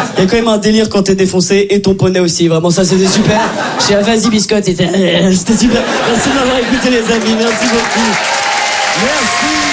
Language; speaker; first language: French; native; French